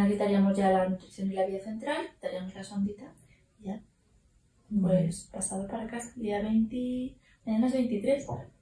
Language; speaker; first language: Spanish; native; Spanish